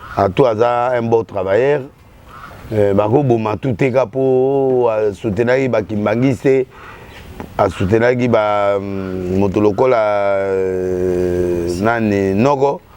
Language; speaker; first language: Lingala; non-native, local second language; Kongo